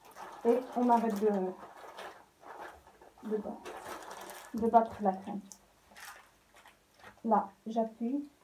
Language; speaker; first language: French; non-native, local second language; Arabic